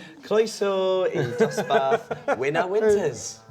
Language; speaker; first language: Welsh; non-native, learner; English